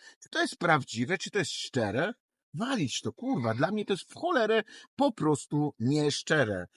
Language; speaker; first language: Polish; native; Polish